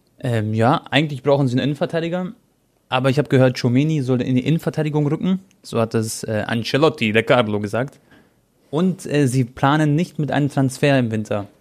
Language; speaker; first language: German; early bilingual, other home language; Croatian